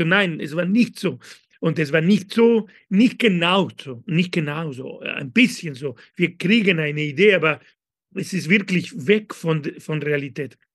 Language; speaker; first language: German; non-native, fluent; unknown